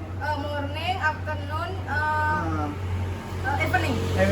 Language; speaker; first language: English; non-native, learner; Indonesian